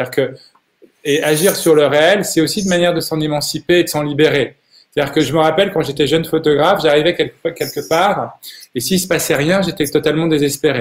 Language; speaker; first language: French; native; French